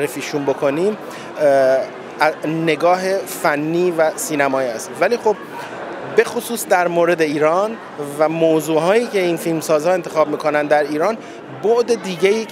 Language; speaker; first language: Persian; native; Persian